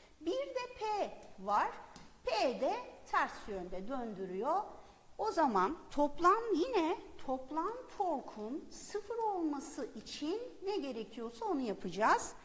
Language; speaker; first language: Turkish; native; Turkish